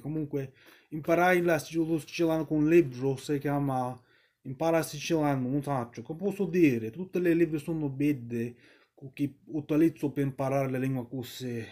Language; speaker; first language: Italian; non-native, learner; English